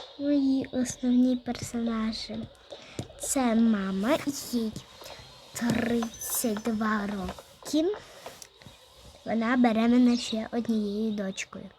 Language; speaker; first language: Ukrainian; non-native, local second language; Russian